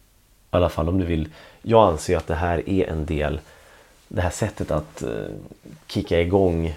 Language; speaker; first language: Swedish; native; Swedish